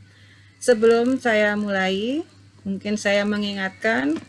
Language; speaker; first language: Indonesian; native; Indonesian